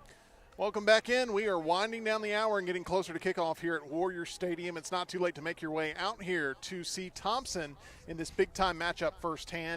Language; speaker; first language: English; native; English